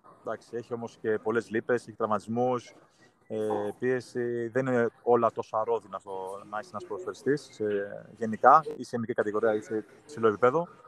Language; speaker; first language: Greek; native; Greek